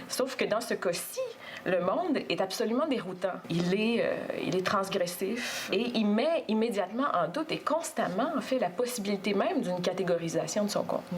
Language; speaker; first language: French; native; French